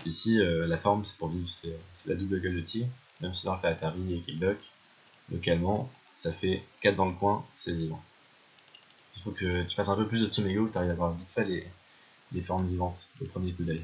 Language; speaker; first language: French; native; French